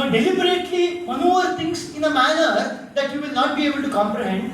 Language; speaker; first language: English; non-native, local second language; Kannada